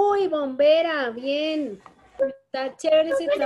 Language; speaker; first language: Spanish; native; Spanish